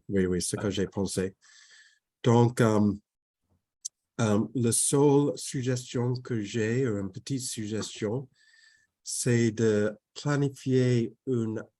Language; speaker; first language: French; non-native, fluent; English